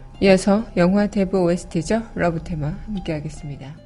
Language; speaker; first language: Korean; native; Korean